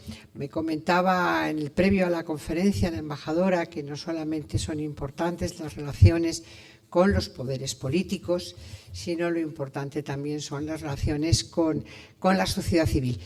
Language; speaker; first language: Spanish; native; Spanish